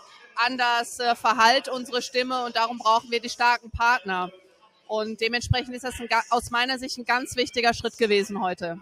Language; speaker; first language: German; native; German